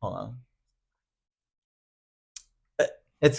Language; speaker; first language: English; native; English